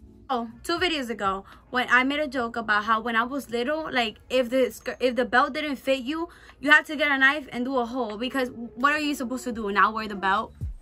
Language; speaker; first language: English; early bilingual, other home language; Spanish